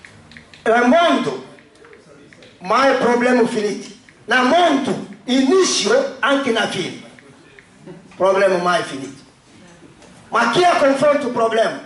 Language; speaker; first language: Italian; non-native, learner; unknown